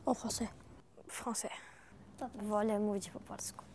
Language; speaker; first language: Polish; early bilingual, heritage; Polish